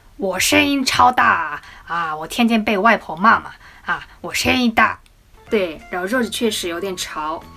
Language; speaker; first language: Chinese; non-native, fluent; Japanese